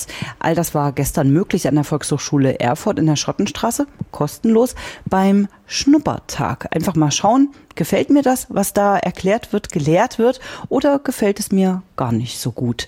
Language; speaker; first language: German; native; German